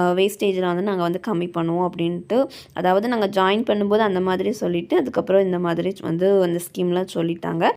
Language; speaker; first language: Tamil; native; Tamil